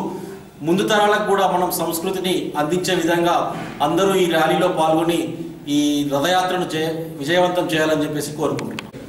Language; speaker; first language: Telugu; native; Telugu